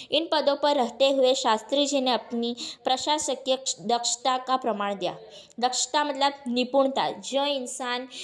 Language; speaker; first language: Hindi; non-native, local second language; Gujarati